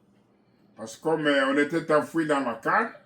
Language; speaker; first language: French; non-native, local second language; Kongo